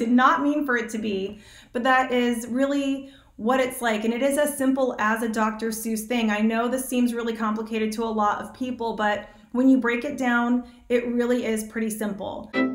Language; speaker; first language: English; native; English